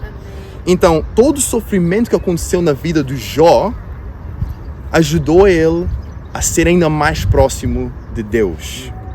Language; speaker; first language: Portuguese; non-native, fluent; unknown